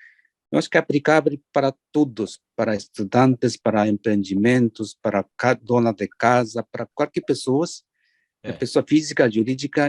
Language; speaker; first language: Portuguese; non-native, learner; Japanese